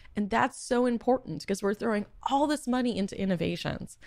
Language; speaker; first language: English; native; English